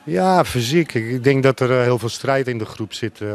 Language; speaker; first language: Dutch; native; Dutch